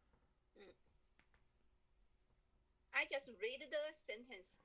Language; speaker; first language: English; non-native, learner; Chinese